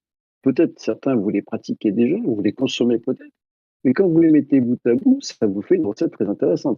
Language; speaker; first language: French; native; French